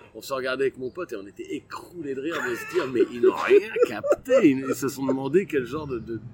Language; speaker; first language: French; native; French